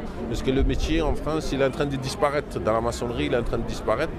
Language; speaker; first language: French; native; French